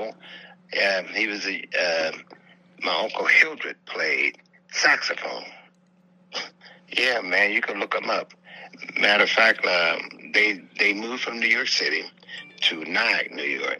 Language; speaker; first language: English; native; English